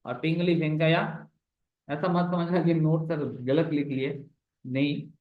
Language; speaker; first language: Hindi; non-native, local second language; Bangla